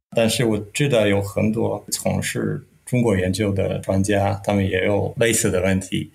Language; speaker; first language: Chinese; non-native, fluent; Czech